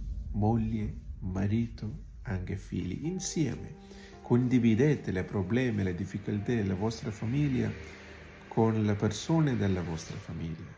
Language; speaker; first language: Italian; non-native, learner; Malayalam